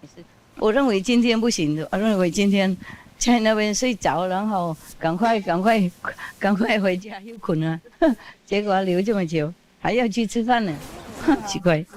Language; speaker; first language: Chinese; non-native, fluent; Vietnamese